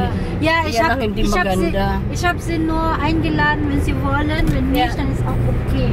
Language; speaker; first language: German; non-native, fluent; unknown